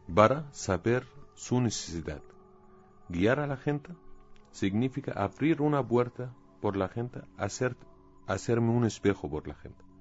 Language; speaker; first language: Spanish; non-native, learner; Arabic